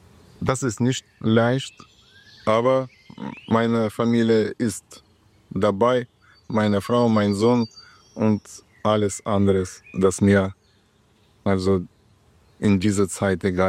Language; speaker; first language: German; non-native, learner; Russian